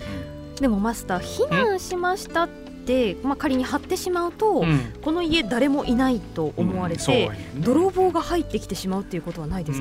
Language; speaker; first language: Japanese; native; Japanese